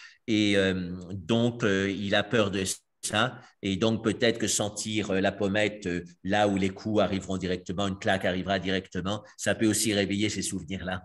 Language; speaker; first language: French; native; French